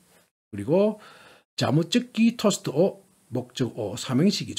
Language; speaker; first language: Korean; native; Korean